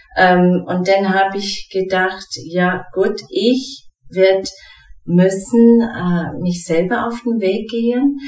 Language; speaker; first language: German; non-native, fluent; English